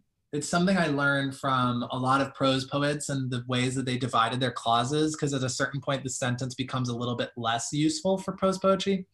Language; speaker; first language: English; early bilingual, other home language; Spanish